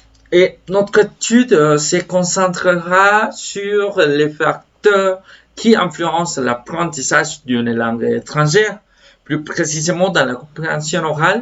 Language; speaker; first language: French; non-native, fluent; Spanish